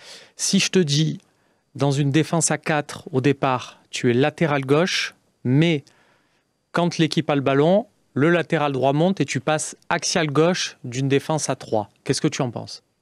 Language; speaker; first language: French; native; French